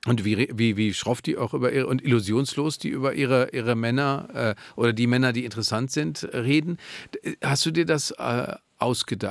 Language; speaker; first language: German; native; German